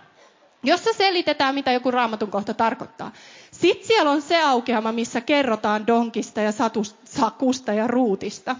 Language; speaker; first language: Finnish; native; Finnish